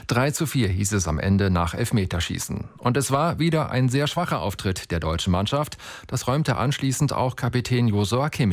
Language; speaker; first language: German; native; German